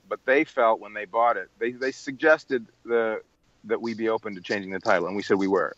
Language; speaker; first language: English; native; English